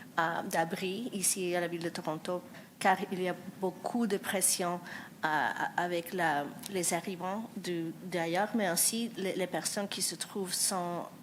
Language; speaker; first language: French; non-native, fluent; English